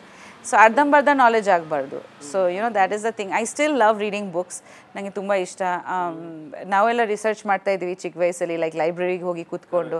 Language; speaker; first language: Kannada; non-native, local second language; Bangla